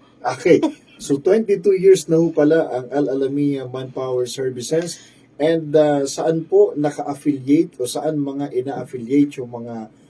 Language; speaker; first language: Filipino; non-native, local second language; Bikol